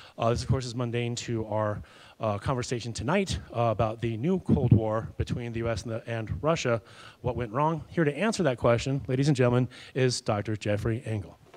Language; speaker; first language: English; native; English